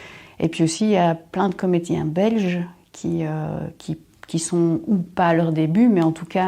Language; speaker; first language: French; native; French